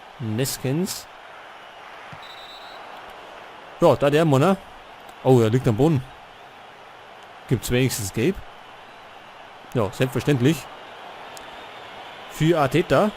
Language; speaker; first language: German; native; German